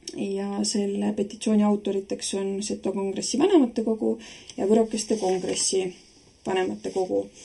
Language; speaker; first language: Estonian; native; Estonian